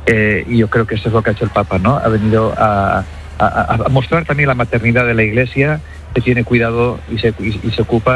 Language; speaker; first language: Spanish; native; Spanish